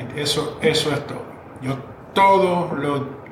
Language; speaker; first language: English; non-native, fluent; Spanish